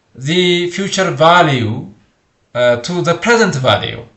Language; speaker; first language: English; non-native, local second language; Amharic